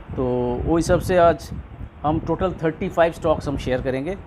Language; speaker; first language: Hindi; non-native, local second language; Bangla